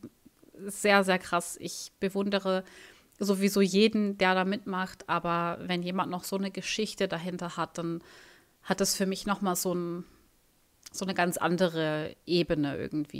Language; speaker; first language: German; native; German